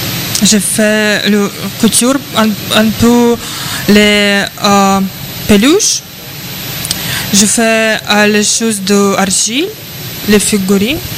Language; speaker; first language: French; non-native, learner; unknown